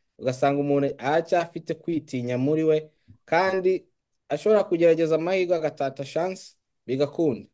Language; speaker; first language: Kinyarwanda; native; Kinyarwanda